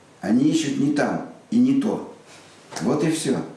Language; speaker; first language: Russian; native; Russian